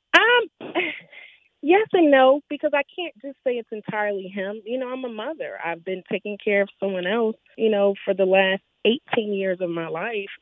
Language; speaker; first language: English; native; English